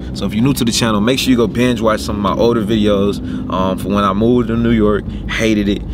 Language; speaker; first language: English; native; English